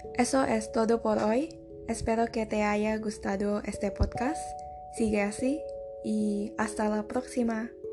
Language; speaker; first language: Spanish; non-native, fluent; Indonesian